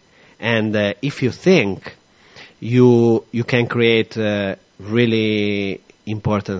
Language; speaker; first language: English; non-native, fluent; Italian